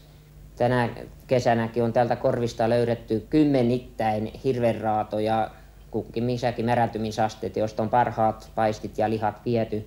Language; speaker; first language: Finnish; native; Finnish